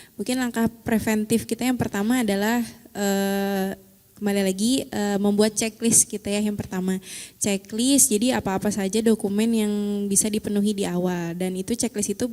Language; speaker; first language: Indonesian; native; Indonesian